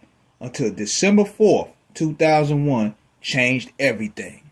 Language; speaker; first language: English; native; English